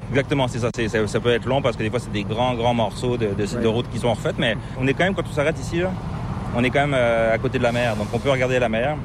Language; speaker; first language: French; native; French